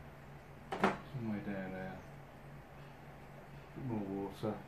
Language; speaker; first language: English; native; English